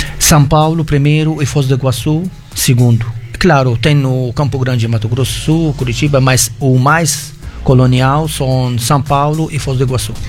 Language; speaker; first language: Portuguese; non-native, fluent; Arabic